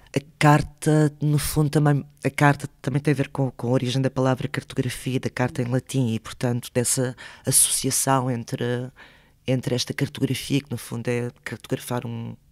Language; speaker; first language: Portuguese; early bilingual, other home language; Spanish